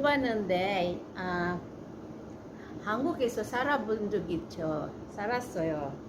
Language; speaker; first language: Korean; non-native, learner; Cebuano